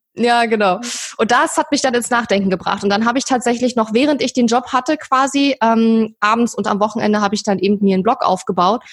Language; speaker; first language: German; native; German